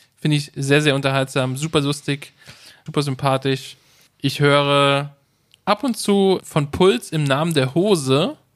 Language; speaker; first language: German; native; German